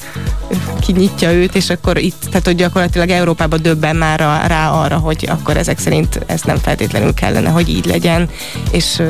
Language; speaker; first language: Hungarian; native; Hungarian